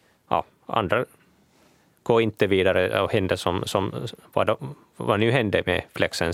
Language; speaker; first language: Swedish; non-native, local second language; Finnish